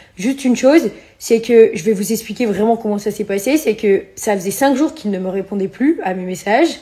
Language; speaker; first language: French; native; French